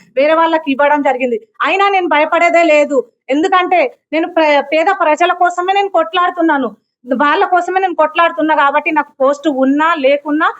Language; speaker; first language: Telugu; native; Telugu